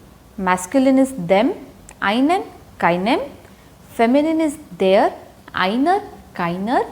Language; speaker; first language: German; non-native, fluent; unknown